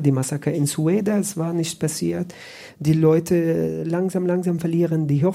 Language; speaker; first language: German; non-native, learner; Arabic